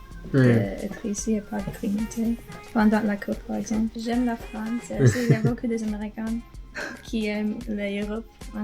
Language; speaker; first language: French; non-native, learner; English